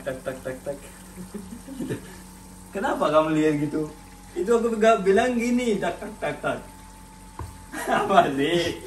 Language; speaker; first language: Indonesian; non-native, learner; Urdu